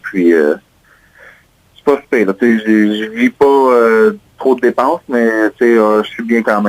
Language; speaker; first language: French; native; French